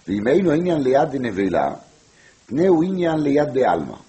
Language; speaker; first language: Hebrew; non-native, fluent; French